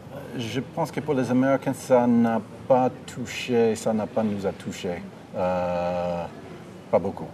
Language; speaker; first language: French; non-native, fluent; English